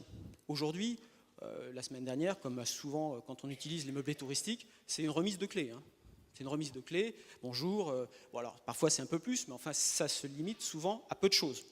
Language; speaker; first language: French; native; French